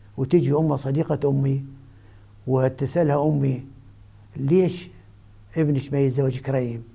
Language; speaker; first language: Arabic; native; Arabic